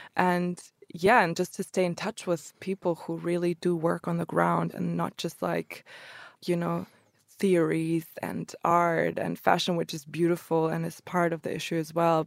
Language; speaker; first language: English; early bilingual, other home language; Croatian